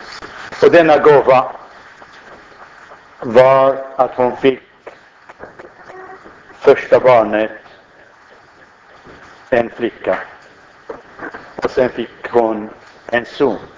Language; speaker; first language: Swedish; non-native, fluent; Arabic